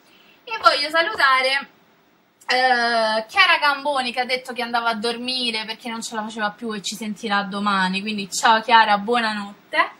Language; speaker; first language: Italian; native; Italian